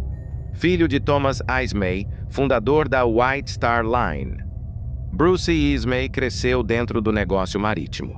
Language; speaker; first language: Portuguese; native; Portuguese